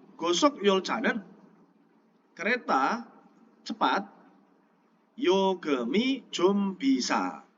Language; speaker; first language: Korean; non-native, fluent; Indonesian